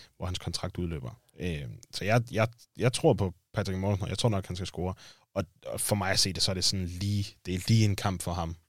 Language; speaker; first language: Danish; native; Danish